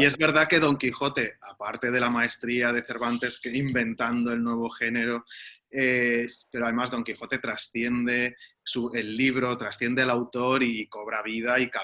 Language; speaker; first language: Spanish; native; Spanish